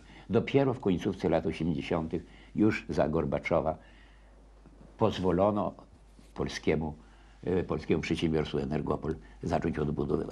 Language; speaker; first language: Polish; native; Polish